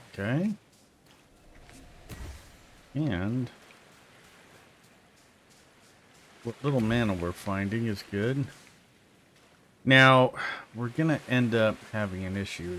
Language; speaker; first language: English; native; English